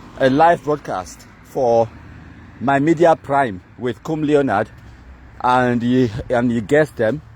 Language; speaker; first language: Nigerian Pidgin; native; Nigerian Pidgin